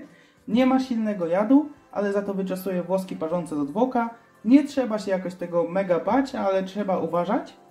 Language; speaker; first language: Polish; native; Polish